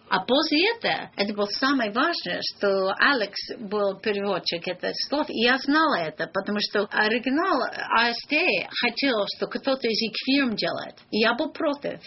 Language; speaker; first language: Russian; non-native, learner; English